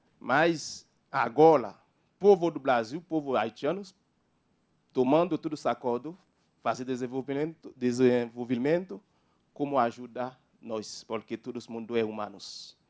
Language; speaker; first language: Portuguese; non-native, learner; Haitian Creole